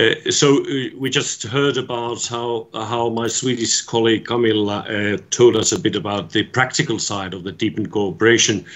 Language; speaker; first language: English; non-native, fluent; Finnish